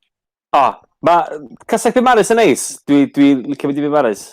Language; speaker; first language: Welsh; native; Welsh